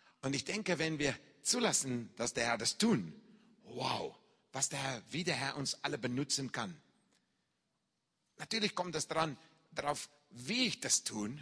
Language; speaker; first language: German; non-native, fluent; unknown